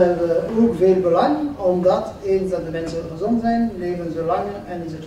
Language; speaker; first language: Dutch; non-native, local second language; French